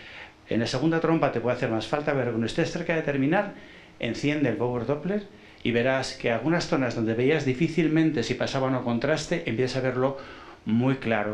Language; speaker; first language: Spanish; native; Spanish